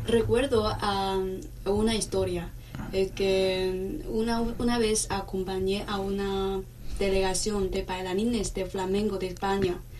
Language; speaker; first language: Spanish; non-native, fluent; Chinese